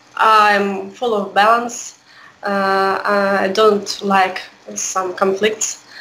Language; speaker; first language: English; non-native, learner; Russian